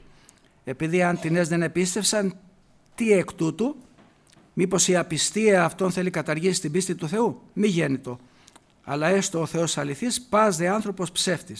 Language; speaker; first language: Greek; native; Greek